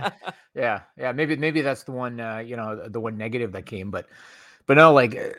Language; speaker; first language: English; native; English